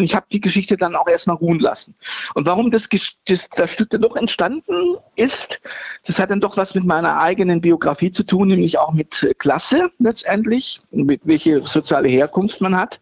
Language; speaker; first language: German; native; German